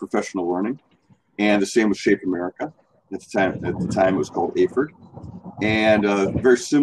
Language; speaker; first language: English; native; English